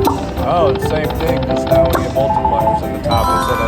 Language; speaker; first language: English; native; English